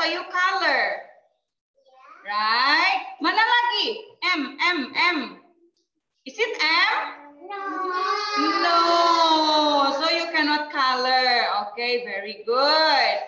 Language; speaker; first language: English; non-native, learner; Indonesian